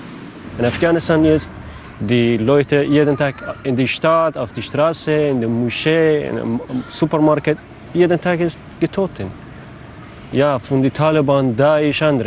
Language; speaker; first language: German; non-native, learner; Persian